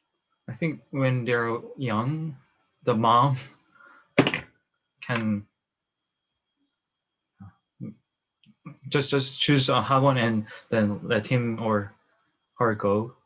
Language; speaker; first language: English; non-native, learner; Korean